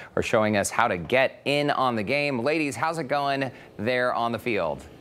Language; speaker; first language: English; native; English